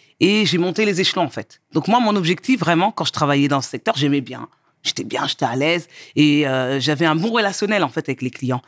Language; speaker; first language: French; early bilingual, other home language; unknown